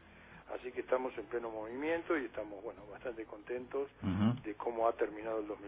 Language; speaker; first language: Spanish; native; Spanish